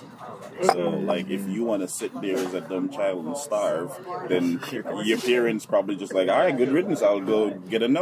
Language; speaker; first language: English; non-native, local second language; Jamaican Creole English